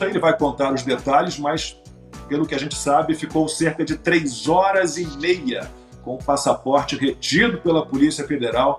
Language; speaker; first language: Portuguese; native; Portuguese